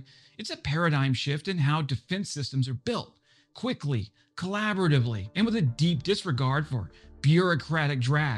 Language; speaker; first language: English; native; English